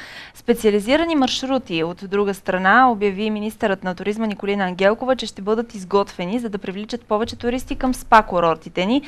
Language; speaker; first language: Bulgarian; native; Bulgarian